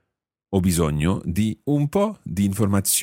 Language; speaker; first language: Italian; non-native, fluent; English